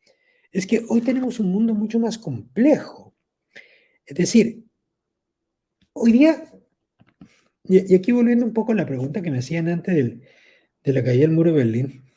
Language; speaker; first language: Spanish; native; Spanish